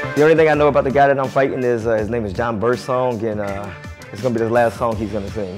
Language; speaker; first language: English; native; English